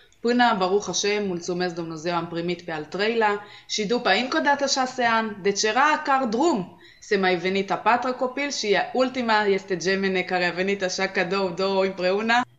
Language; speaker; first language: Romanian; non-native, learner; Hebrew